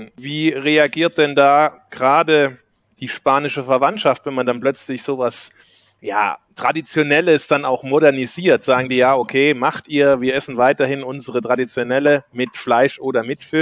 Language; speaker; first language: German; native; German